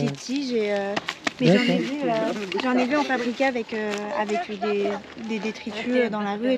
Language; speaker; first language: French; native; French